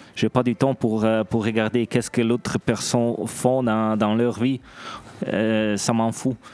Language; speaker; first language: French; non-native, local second language; Italian